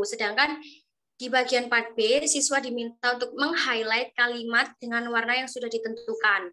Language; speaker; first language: Indonesian; native; Indonesian